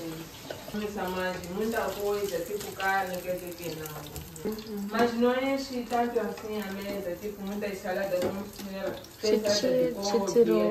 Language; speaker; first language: Portuguese; non-native, local second language; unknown